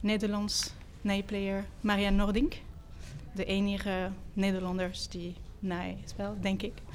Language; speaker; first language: Dutch; non-native, fluent; French